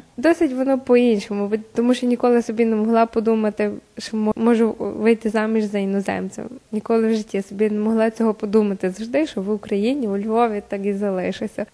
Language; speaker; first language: Ukrainian; native; Ukrainian